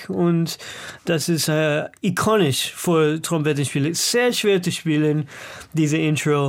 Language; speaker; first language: German; non-native, learner; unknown